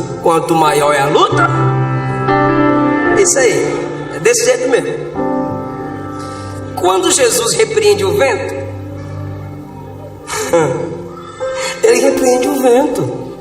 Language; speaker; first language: Portuguese; native; Portuguese